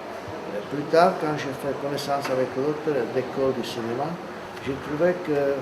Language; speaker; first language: French; non-native, fluent; Czech